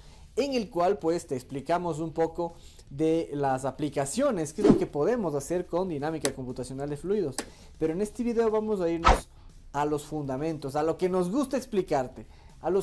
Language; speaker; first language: Spanish; native; Spanish